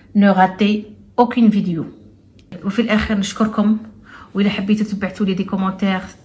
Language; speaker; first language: French; non-native, local second language; Arabic